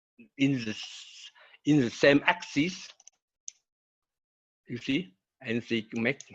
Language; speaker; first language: English; non-native, learner; Vietnamese